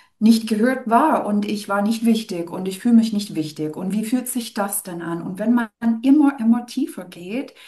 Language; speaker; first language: German; non-native, fluent; English